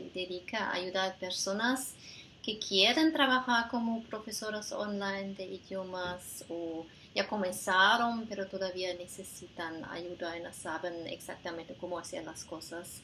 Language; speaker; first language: Spanish; non-native, fluent; Portuguese